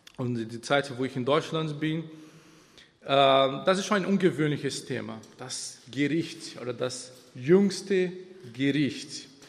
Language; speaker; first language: German; non-native, fluent; Portuguese